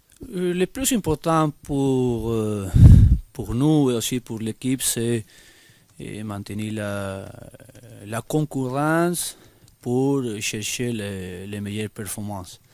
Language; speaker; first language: French; non-native, learner; Spanish